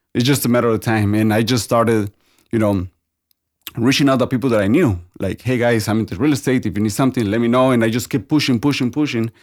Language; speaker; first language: English; non-native, fluent; Spanish